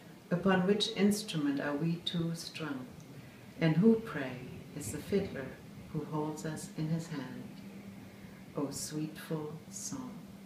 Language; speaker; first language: English; non-native, fluent; German